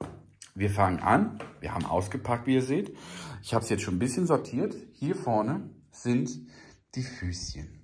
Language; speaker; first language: German; native; German